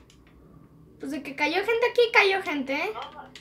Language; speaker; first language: Spanish; native; Spanish